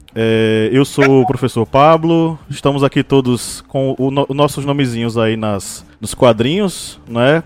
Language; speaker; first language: Portuguese; native; Portuguese